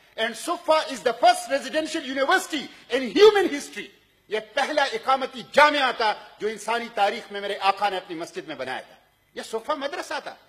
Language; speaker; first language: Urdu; non-native, local second language; Pashto